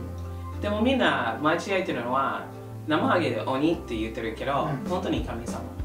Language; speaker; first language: Japanese; non-native, fluent; English